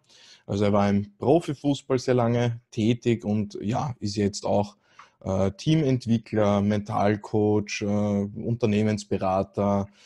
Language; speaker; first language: German; native; German